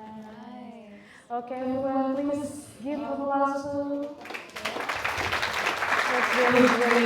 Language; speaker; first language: English; non-native, fluent; Indonesian